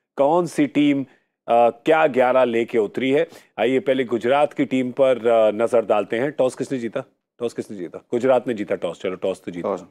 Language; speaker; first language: Hindi; native; Hindi